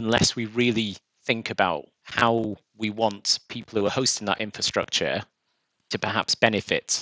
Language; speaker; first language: English; native; English